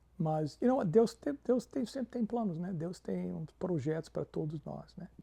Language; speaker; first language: Portuguese; non-native, fluent; English